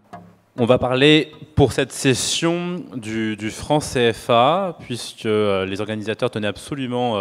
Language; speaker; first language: French; native; French